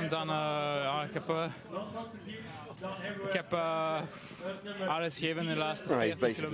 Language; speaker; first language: Dutch; non-native, local second language; French